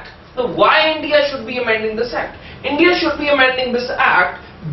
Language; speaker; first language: English; non-native, local second language; Hindi